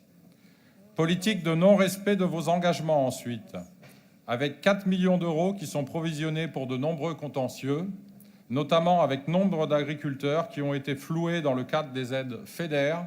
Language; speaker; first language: French; native; French